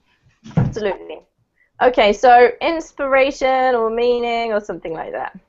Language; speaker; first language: English; native; English